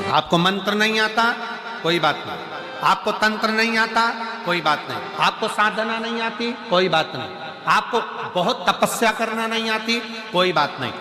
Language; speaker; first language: Hindi; native; Hindi